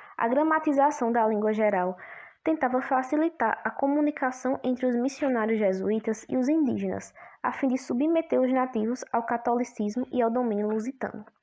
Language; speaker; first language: Portuguese; native; Portuguese